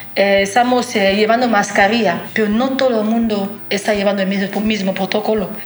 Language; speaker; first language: Spanish; non-native, fluent; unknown